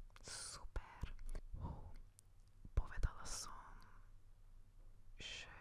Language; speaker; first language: Slovak; non-native, local second language; Hungarian